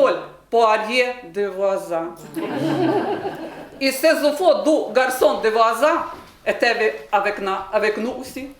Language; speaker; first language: French; non-native, learner; Ukrainian